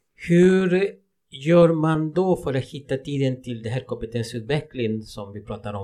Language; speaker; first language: Swedish; non-native, fluent; Spanish